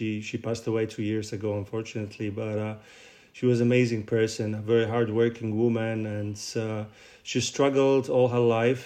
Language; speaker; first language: English; non-native, fluent; Russian